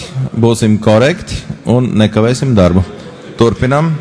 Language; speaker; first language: Latvian; native; Latvian